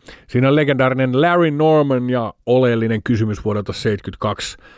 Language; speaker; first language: Finnish; native; Finnish